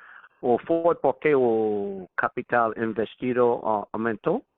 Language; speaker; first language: Portuguese; non-native, fluent; English